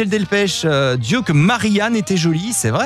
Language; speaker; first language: French; native; French